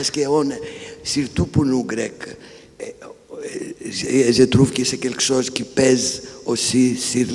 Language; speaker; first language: French; non-native, fluent; Greek